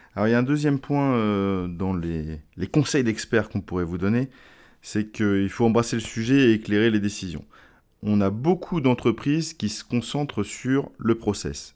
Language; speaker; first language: French; native; French